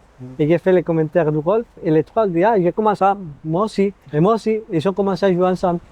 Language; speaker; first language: French; non-native, fluent; Spanish